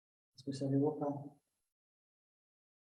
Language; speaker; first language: French; non-native, fluent; Italian